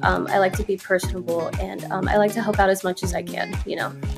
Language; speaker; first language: English; early bilingual, other home language; Spanish